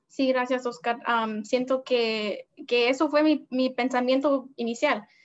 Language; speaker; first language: Spanish; early bilingual, heritage; Spanish